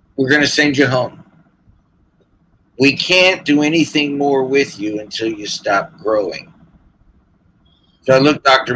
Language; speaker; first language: English; native; English